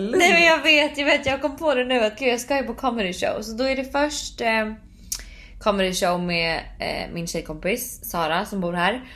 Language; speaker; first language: Swedish; native; Swedish